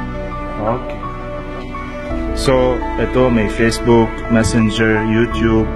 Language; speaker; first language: Filipino; non-native, learner; Arabic